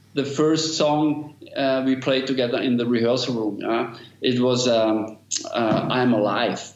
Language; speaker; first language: English; non-native, fluent; German